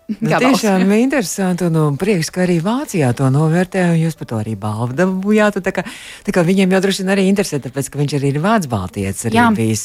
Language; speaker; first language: Latvian; native; Latvian